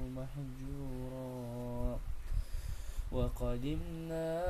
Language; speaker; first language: Arabic; non-native, learner; Indonesian